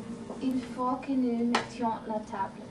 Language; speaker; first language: French; non-native, learner; English